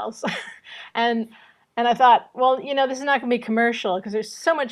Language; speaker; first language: English; native; English